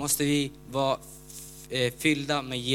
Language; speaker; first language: Swedish; non-native, learner; Ukrainian